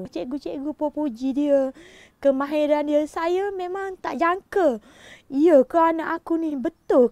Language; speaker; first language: Malay; native; Malay